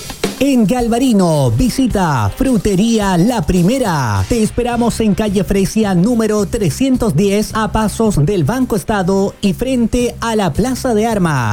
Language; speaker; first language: Spanish; native; Spanish